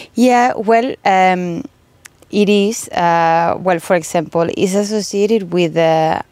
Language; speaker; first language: English; non-native, fluent; Spanish